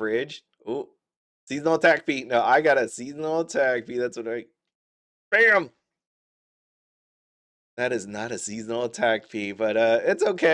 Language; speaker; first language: English; native; English